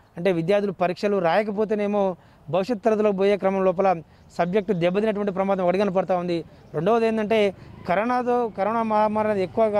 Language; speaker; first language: Telugu; native; Telugu